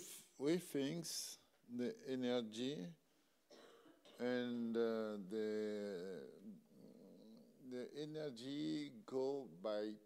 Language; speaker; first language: English; non-native, learner; French